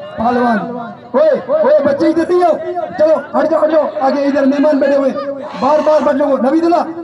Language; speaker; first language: Urdu; non-native, local second language; Sindhi